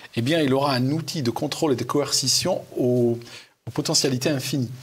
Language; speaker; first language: French; non-native, local second language; Arabic